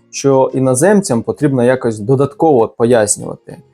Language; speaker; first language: Ukrainian; native; Ukrainian